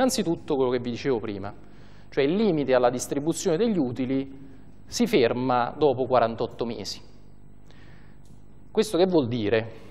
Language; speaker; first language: Italian; native; Italian